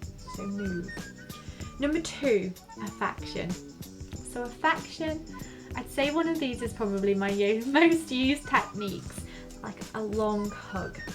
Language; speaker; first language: English; native; English